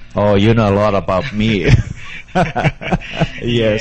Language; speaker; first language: English; non-native, learner; Japanese